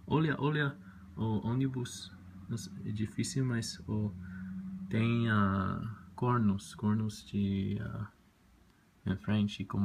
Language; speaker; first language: Portuguese; non-native, learner; Spanish